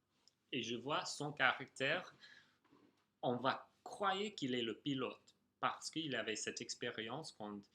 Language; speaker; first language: French; non-native, fluent; English